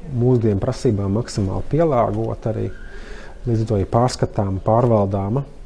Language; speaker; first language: Latvian; native; Latvian